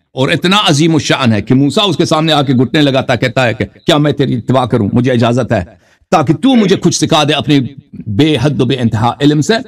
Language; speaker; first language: Urdu; non-native, fluent; Persian